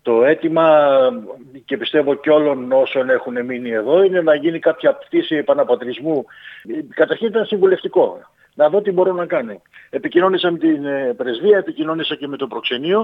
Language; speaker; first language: Greek; native; Greek